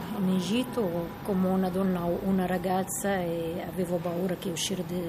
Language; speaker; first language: Italian; non-native, learner; Arabic